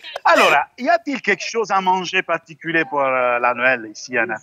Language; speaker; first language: French; non-native, fluent; Italian